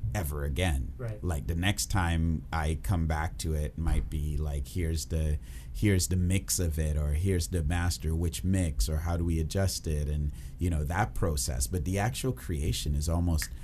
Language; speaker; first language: English; early bilingual, other home language; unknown